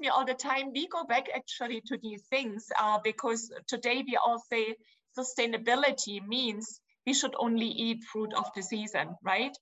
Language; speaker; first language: English; non-native, fluent; German